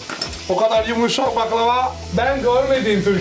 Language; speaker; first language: Turkish; non-native, learner; Italian